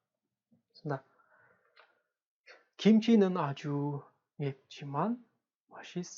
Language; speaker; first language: Korean; non-native, fluent; Kazakh